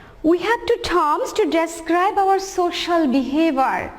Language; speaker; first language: English; non-native, local second language; Bangla